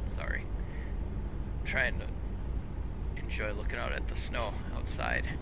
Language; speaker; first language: English; native; English